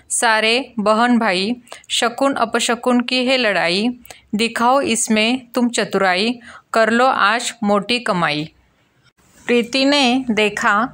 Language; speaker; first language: Hindi; non-native, local second language; Marathi